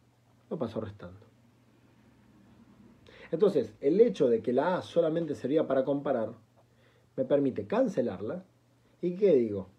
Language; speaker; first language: Spanish; native; Spanish